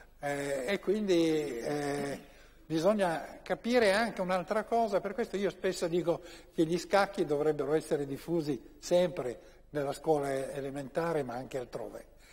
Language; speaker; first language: Italian; native; Italian